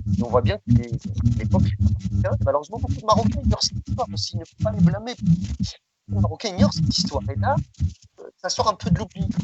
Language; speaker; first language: French; early bilingual, other home language; Riffian